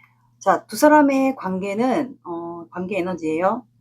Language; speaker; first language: Korean; native; Korean